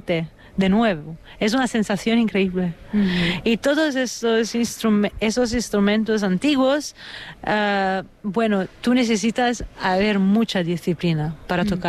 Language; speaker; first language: Spanish; non-native, fluent; Italian